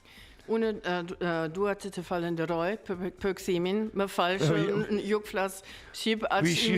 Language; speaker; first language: Albanian; non-native, learner; German